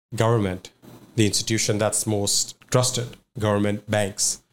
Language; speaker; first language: English; non-native, local second language; Punjabi